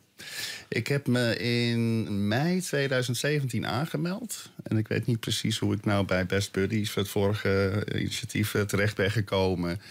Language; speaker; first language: Dutch; native; Dutch